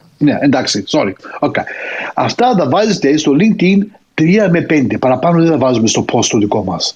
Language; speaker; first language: Greek; early bilingual, heritage; Greek